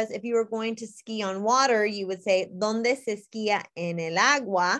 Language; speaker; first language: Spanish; non-native, fluent; English